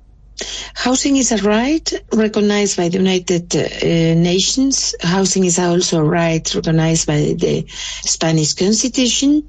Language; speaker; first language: English; non-native, local second language; Spanish